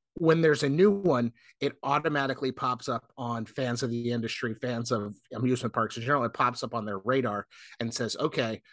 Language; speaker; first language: English; native; English